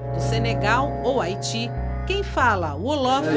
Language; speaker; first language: Portuguese; native; Portuguese